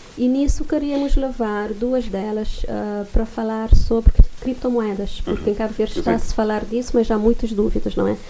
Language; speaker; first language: Portuguese; non-native, local second language; Kabuverdianu